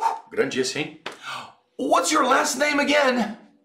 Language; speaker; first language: English; non-native, fluent; Portuguese